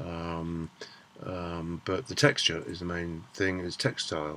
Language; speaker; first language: English; native; English